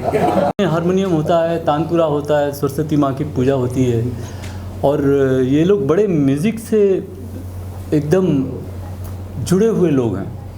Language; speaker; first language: Hindi; native; Hindi